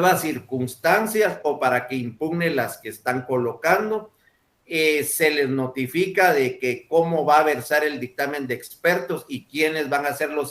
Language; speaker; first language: Spanish; native; Spanish